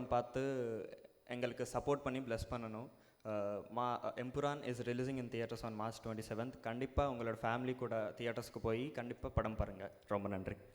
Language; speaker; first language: Tamil; non-native, learner; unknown